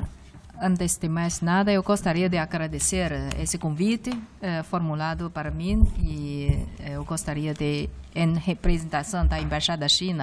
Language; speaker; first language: Portuguese; non-native, fluent; Chinese